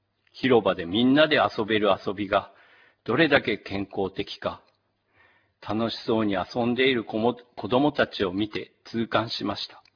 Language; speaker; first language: Japanese; native; Japanese